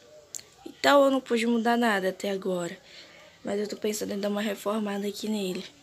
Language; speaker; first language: Portuguese; native; Portuguese